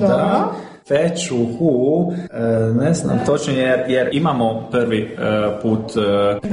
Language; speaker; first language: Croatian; non-native, local second language; Hungarian